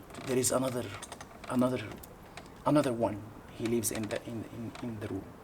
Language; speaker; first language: English; non-native, learner; Arabic